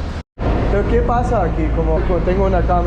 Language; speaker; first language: Spanish; non-native, learner; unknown